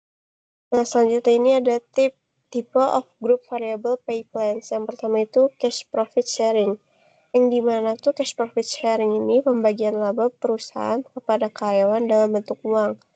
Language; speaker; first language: Indonesian; native; Indonesian